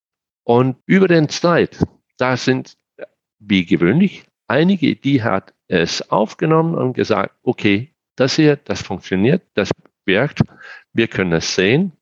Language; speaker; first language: German; non-native, fluent; Danish